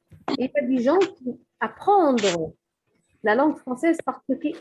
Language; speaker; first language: French; non-native, fluent; Arabic